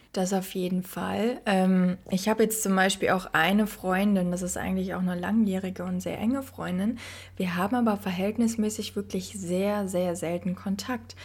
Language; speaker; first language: German; native; German